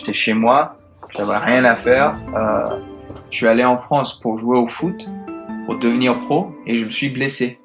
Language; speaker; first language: French; early bilingual, heritage; French